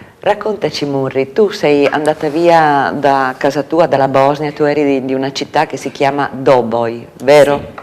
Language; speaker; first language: Italian; native; Italian